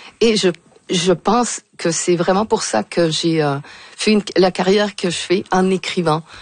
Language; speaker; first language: French; native; French